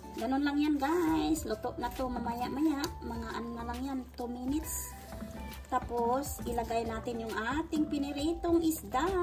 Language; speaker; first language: Filipino; non-native, local second language; Cebuano